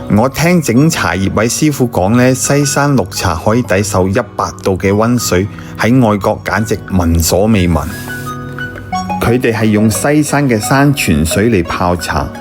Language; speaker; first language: Cantonese; non-native, learner; English